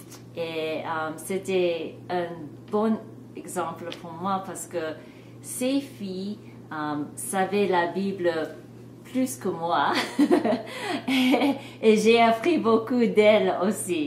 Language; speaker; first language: French; non-native, fluent; English